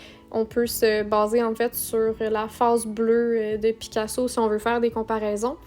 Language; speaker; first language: French; native; French